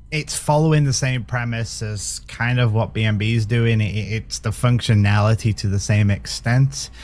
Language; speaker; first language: English; native; English